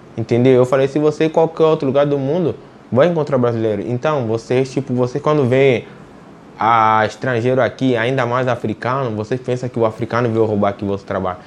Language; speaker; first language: Portuguese; native; Portuguese